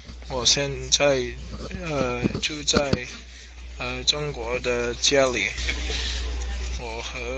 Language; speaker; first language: Chinese; non-native, learner; English